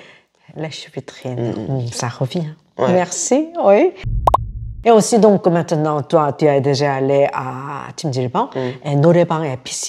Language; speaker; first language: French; non-native, fluent; Korean